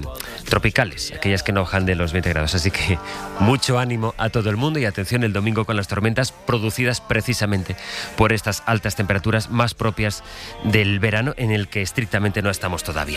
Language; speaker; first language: Spanish; native; Spanish